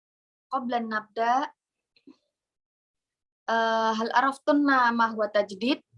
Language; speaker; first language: Arabic; non-native, learner; Indonesian